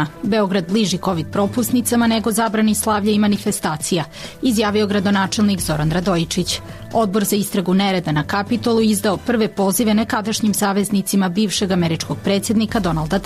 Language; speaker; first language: Serbian; native; Serbian